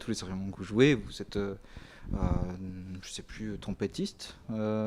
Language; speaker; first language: French; native; French